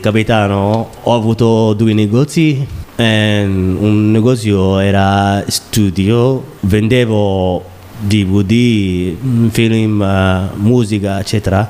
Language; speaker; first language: Italian; non-native, learner; Somali